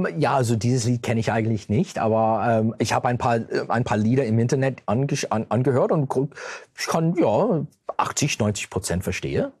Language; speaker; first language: German; early bilingual, heritage; German